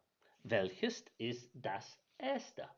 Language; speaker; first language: German; non-native, learner; English